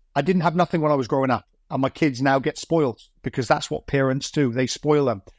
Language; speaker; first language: English; native; English